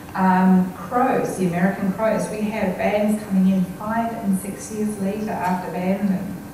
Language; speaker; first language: English; native; English